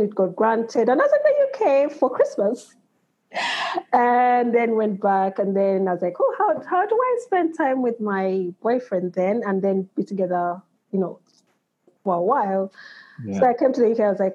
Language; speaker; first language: English; non-native, local second language; Ganda